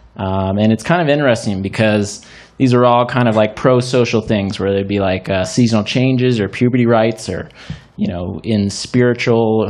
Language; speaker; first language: English; native; English